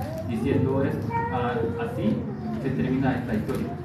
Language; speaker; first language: Spanish; non-native, fluent; Korean